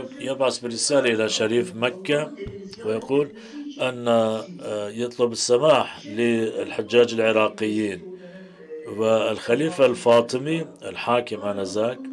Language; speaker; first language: Arabic; non-native, fluent; Turkish